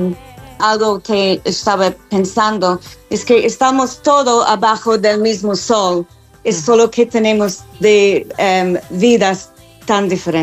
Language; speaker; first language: Spanish; non-native, fluent; English